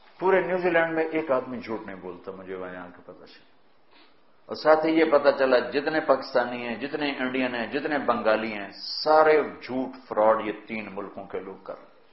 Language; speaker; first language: Urdu; non-native, local second language; Punjabi